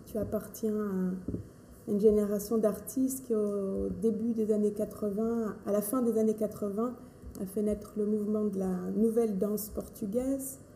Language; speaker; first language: French; native; French